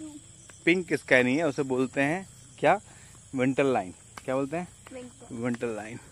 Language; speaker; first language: Hindi; native; Hindi